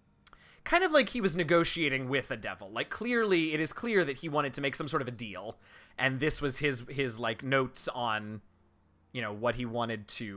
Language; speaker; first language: English; native; English